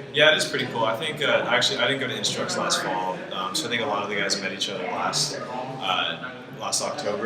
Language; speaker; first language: English; native; English